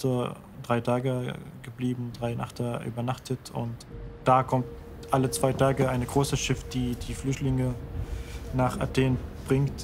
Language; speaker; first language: German; non-native, fluent; Arabic